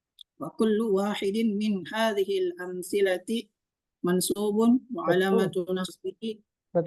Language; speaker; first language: Arabic; non-native, learner; Indonesian